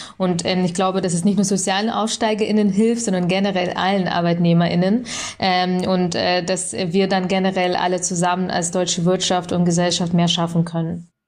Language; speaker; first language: German; early bilingual, other home language; Russian